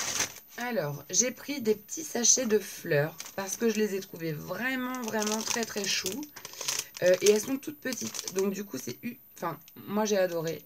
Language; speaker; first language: French; native; French